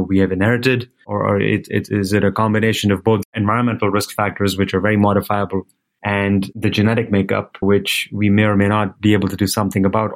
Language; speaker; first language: English; non-native, local second language; Hindi